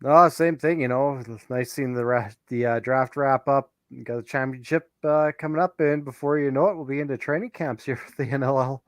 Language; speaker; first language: English; native; English